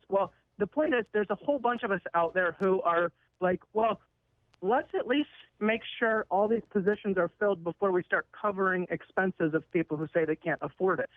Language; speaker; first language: English; native; English